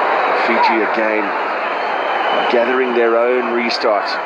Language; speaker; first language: English; native; English